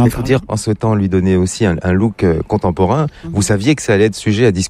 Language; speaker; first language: French; native; French